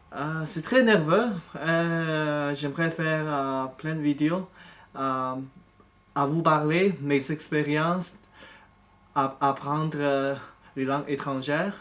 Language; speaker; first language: French; non-native, fluent; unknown